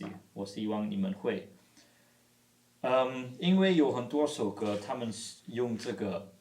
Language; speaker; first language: Chinese; non-native, fluent; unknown